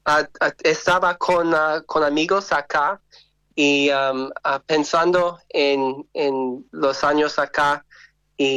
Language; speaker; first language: Spanish; non-native, fluent; English